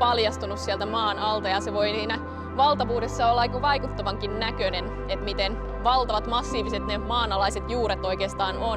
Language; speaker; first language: Finnish; native; Finnish